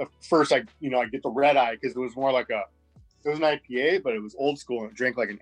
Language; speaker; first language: English; native; English